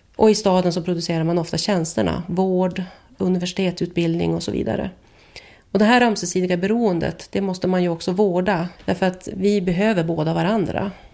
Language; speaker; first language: Swedish; native; Swedish